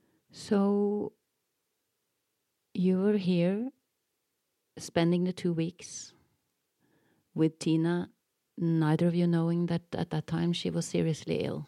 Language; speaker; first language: English; non-native, fluent; Norwegian